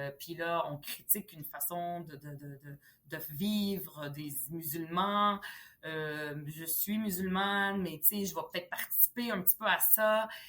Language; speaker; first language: French; early bilingual, other home language; Arabic